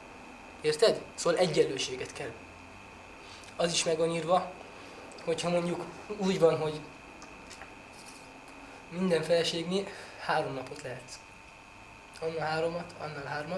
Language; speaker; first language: Hungarian; early bilingual, heritage; Hungarian